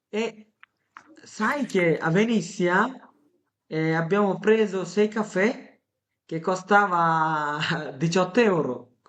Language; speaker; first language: Italian; non-native, fluent; Bangla